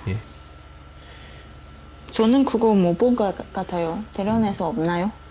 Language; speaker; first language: Korean; non-native, learner; Chinese